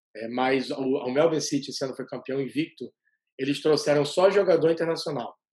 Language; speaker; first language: Portuguese; native; Portuguese